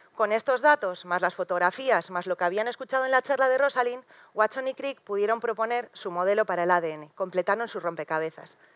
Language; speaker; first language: Spanish; native; Spanish